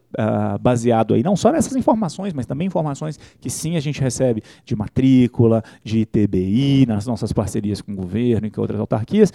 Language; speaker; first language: Portuguese; native; Portuguese